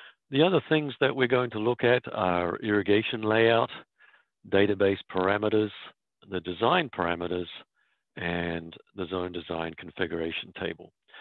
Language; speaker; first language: English; native; English